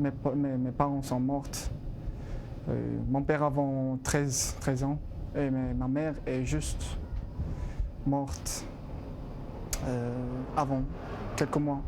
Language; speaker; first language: French; non-native, learner; Arabic